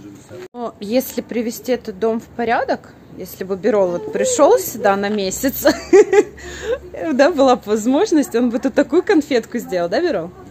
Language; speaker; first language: Russian; native; Russian